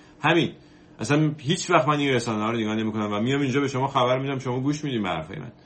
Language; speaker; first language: Persian; native; Persian